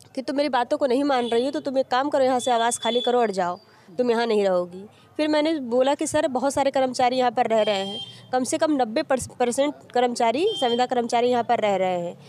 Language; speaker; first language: Hindi; native; Hindi